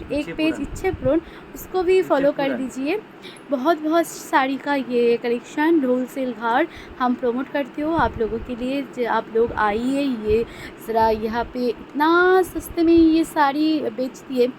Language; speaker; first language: Hindi; non-native, local second language; Bangla